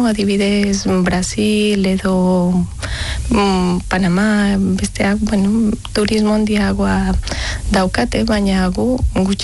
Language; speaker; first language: Basque; non-native, learner; Spanish